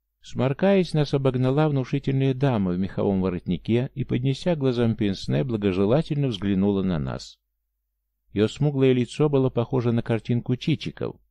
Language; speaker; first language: Russian; native; Russian